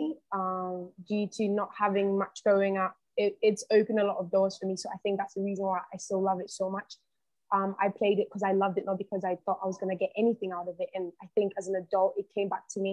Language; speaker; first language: English; native; English